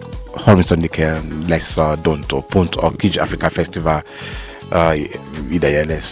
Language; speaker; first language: Hungarian; non-native, learner; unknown